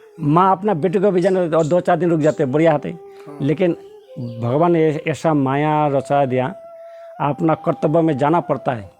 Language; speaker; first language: Hindi; non-native, local second language; Bangla